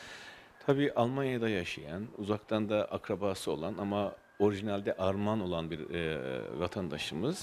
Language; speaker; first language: Turkish; native; Turkish